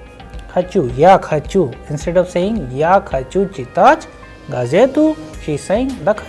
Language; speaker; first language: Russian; non-native, fluent; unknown